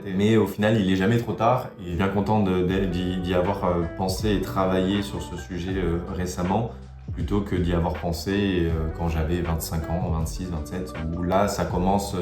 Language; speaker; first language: French; native; French